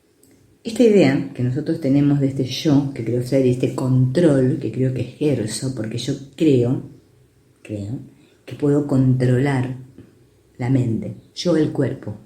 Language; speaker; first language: Spanish; native; Spanish